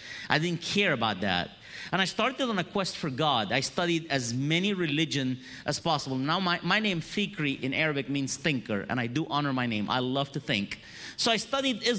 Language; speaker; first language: English; non-native, fluent; Arabic